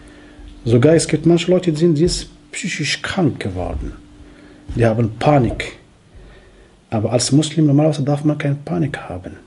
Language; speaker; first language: German; non-native, fluent; Arabic